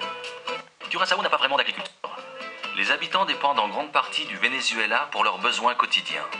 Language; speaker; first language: French; native; French